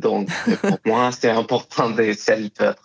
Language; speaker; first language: French; non-native, fluent; Spanish